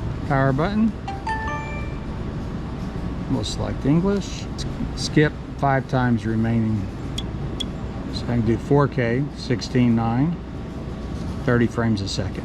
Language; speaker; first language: English; native; English